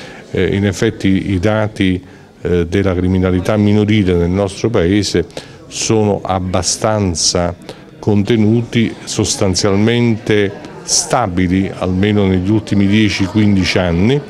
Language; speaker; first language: Italian; native; Italian